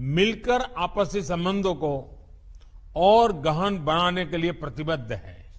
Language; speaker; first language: Hindi; non-native, local second language; Gujarati